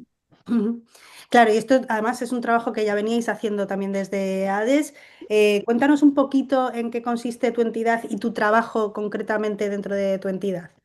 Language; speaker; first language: Spanish; native; Spanish